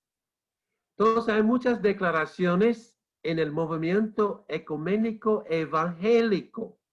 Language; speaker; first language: Spanish; non-native, fluent; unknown